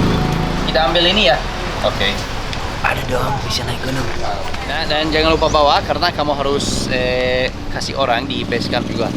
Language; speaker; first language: Indonesian; non-native, fluent; English